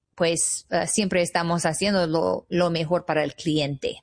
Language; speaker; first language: Spanish; non-native, fluent; English